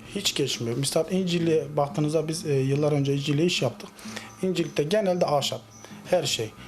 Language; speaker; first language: Turkish; native; Turkish